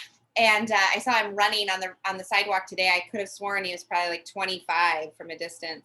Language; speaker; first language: English; native; English